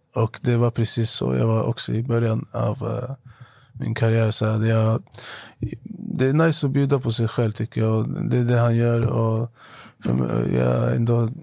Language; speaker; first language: Swedish; non-native, fluent; Arabic